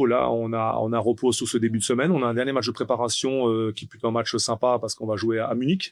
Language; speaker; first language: French; native; French